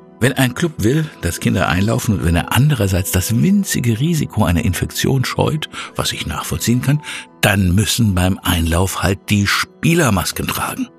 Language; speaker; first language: German; native; German